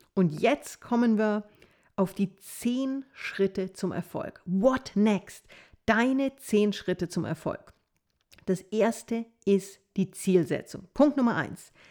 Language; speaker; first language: German; native; German